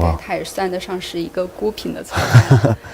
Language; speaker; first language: Chinese; native; Chinese